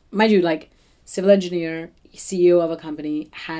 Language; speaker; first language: English; non-native, local second language; Bangla